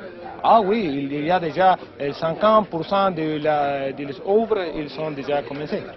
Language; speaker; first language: French; non-native, learner; Spanish